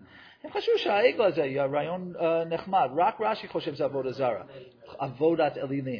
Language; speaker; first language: Hebrew; non-native, fluent; English